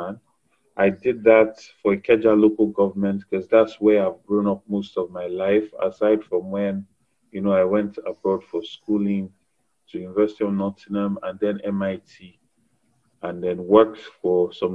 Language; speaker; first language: English; non-native, local second language; Yoruba